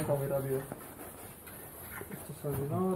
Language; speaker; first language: Spanish; native; Spanish